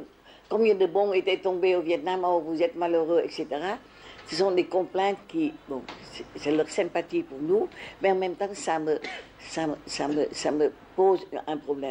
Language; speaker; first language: French; non-native, fluent; Vietnamese